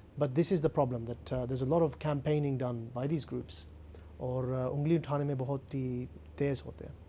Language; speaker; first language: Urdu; early bilingual, heritage; Urdu